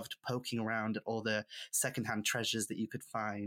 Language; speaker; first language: English; non-native, local second language; Welsh